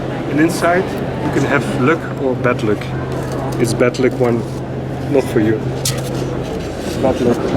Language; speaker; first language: English; non-native, learner; French